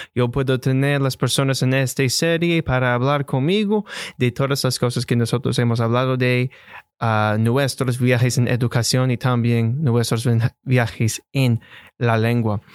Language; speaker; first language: Spanish; non-native, learner; English